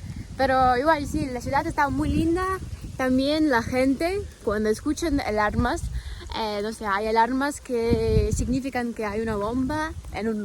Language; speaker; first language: Spanish; non-native, fluent; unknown